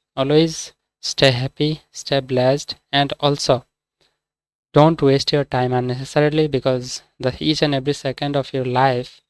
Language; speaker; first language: English; non-native, local second language; Bangla